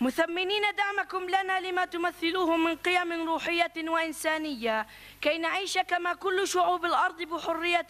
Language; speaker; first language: Arabic; native; Arabic